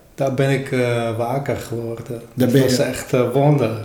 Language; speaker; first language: Dutch; non-native, learner; Armenian